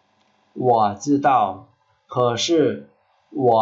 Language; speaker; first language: Chinese; non-native, fluent; Khmer